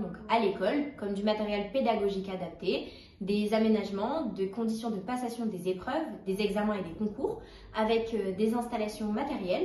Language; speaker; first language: French; native; French